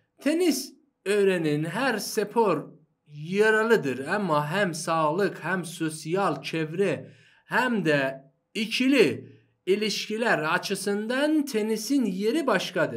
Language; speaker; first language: Turkish; non-native, fluent; Persian